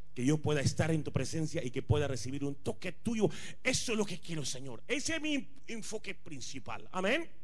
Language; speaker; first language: Spanish; non-native, fluent; Punjabi